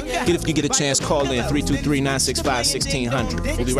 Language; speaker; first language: English; native; English